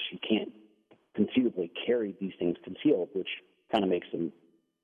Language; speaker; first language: English; non-native, fluent; Danish